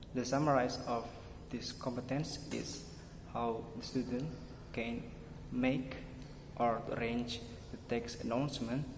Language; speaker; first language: English; non-native, learner; Indonesian